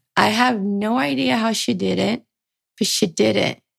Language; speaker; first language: English; early bilingual, other home language; Portuguese